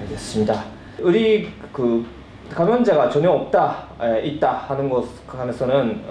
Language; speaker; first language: Korean; early bilingual, heritage; Korean